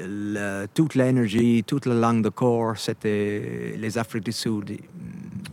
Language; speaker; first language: French; non-native, fluent; English